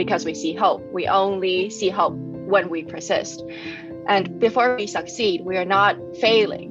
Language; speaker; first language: English; non-native, local second language; Cantonese